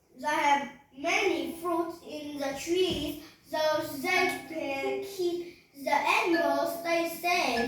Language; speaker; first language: English; non-native, learner; Vietnamese